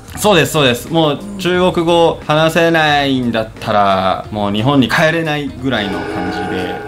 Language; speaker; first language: Japanese; native; Japanese